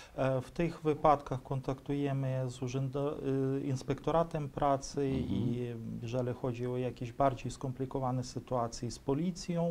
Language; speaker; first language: Polish; non-native, fluent; Ukrainian